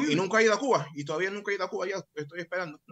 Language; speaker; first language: Spanish; early bilingual, heritage; English